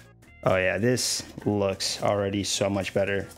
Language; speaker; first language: English; native; English